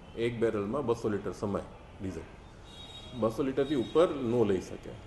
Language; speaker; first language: Gujarati; native; Gujarati